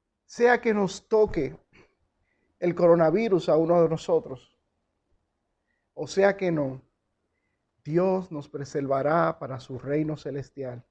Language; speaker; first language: Spanish; native; Spanish